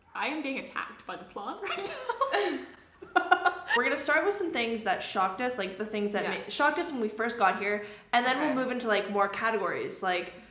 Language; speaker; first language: English; native; English